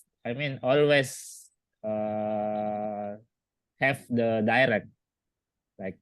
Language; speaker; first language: English; non-native, learner; Indonesian